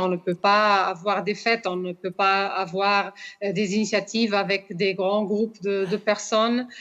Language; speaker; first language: French; non-native, fluent; Portuguese